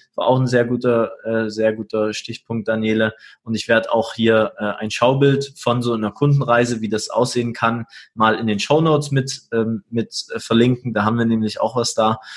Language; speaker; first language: German; native; German